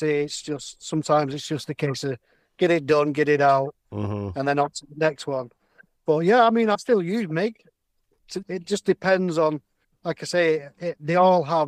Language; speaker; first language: English; native; English